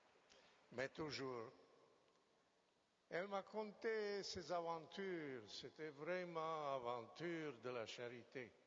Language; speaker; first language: French; non-native, fluent; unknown